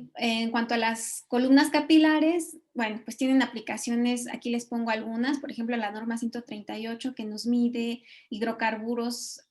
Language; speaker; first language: Spanish; native; Spanish